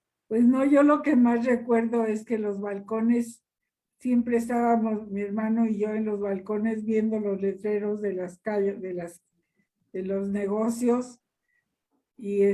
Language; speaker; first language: Spanish; early bilingual, other home language; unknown